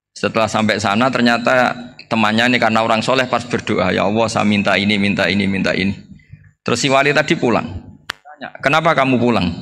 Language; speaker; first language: Indonesian; non-native, local second language; Javanese